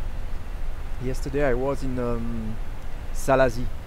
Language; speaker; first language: English; non-native, learner; French